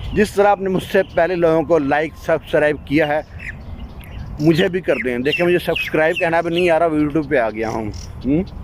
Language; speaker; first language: Urdu; non-native, local second language; Punjabi